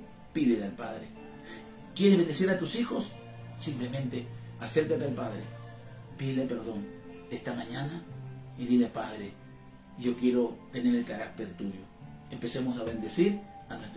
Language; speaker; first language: Spanish; native; Spanish